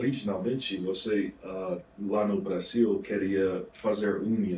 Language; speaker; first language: Portuguese; non-native, fluent; English